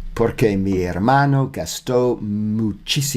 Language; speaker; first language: Spanish; non-native, learner; English